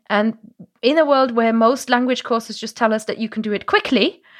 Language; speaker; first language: English; non-native, fluent; German